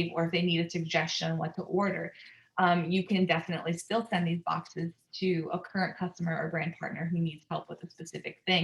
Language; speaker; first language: English; native; English